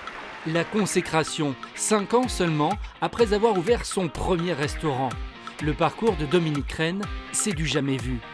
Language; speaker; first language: French; native; French